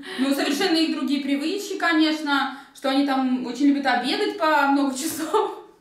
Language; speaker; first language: Russian; native; Russian